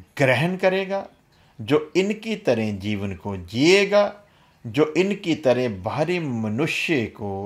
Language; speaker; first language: Hindi; non-native, local second language; Punjabi